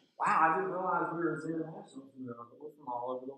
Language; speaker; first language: English; native; English